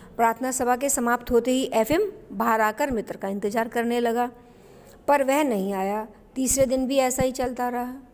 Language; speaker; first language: Hindi; native; Hindi